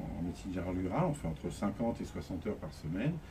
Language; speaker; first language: French; native; French